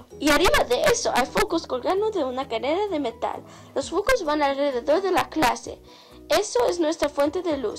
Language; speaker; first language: Spanish; non-native, learner; English